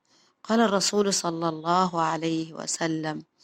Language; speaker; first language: Arabic; native; Arabic